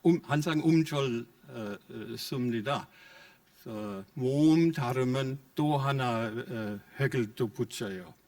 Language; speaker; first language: Korean; non-native, fluent; German